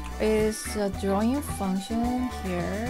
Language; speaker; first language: English; non-native, fluent; Korean